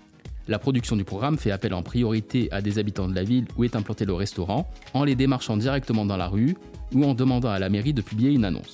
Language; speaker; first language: French; native; French